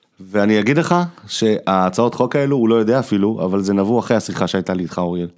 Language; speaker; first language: Hebrew; early bilingual, other home language; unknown